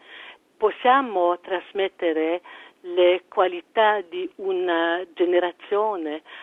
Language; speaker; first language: Italian; early bilingual, heritage; French